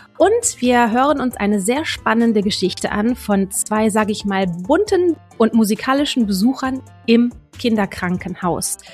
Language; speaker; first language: German; native; German